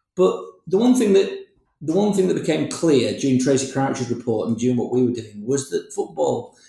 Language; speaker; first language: English; native; English